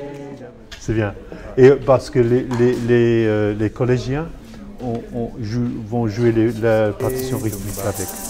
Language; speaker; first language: French; non-native, fluent; English